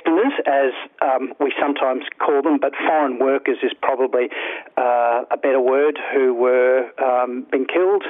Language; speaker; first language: English; native; English